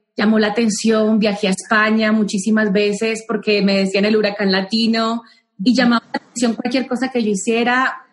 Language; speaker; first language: Spanish; native; Spanish